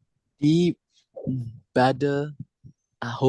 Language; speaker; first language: German; non-native, learner; Indonesian